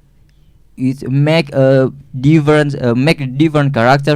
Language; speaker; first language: English; non-native, learner; Indonesian